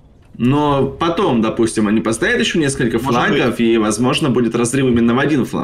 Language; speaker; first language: Russian; native; Russian